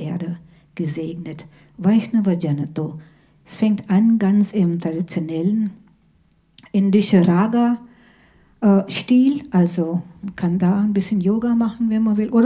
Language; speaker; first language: German; non-native, fluent; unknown